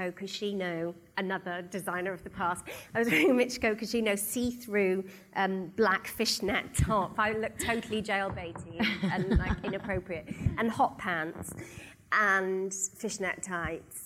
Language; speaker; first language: English; native; English